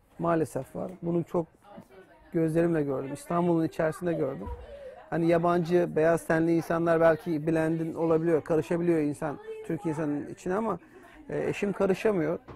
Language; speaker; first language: Turkish; native; Turkish